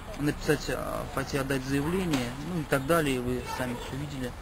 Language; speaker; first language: Russian; native; Russian